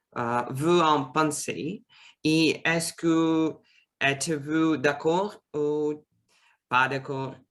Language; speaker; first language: French; non-native, fluent; Russian